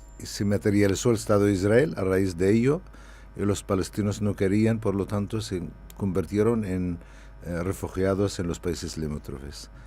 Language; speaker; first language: Spanish; non-native, fluent; Arabic